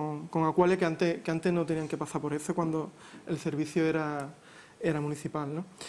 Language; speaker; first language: Spanish; native; Spanish